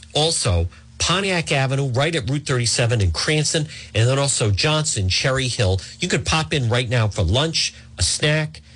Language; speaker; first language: English; native; English